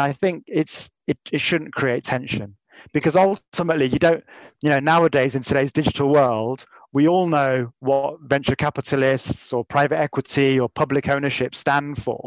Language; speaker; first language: English; native; English